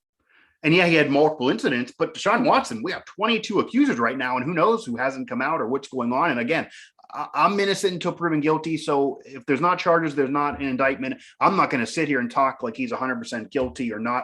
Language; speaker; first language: English; native; English